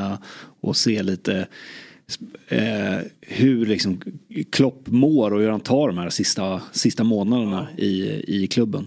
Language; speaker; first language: Swedish; native; Swedish